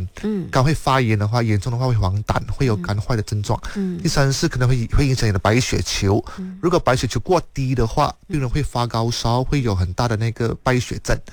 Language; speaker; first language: Chinese; native; Chinese